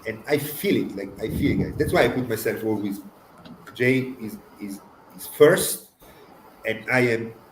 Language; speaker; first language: English; non-native, fluent; Italian